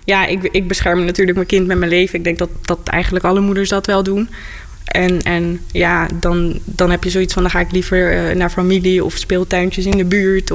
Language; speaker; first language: Dutch; native; Dutch